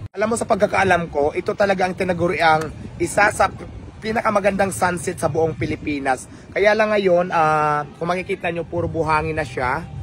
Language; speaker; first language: Filipino; native; Filipino